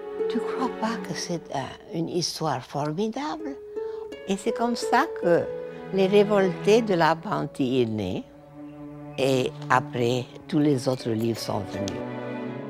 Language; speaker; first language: French; early bilingual, heritage; French